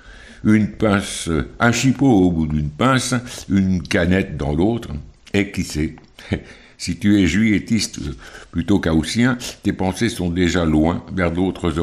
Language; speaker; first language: French; native; French